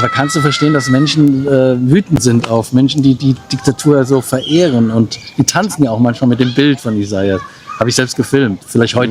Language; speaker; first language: German; native; German